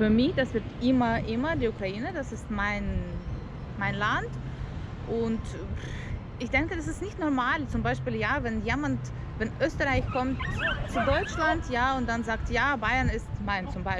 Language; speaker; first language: German; non-native, learner; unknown